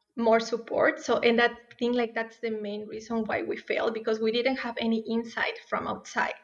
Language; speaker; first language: English; non-native, fluent; Spanish